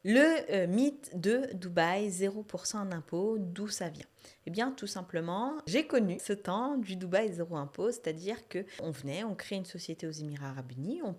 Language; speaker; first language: French; native; French